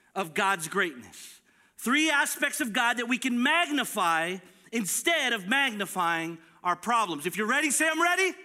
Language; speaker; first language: English; early bilingual, other home language; Filipino